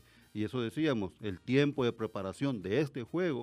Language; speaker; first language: Spanish; native; Spanish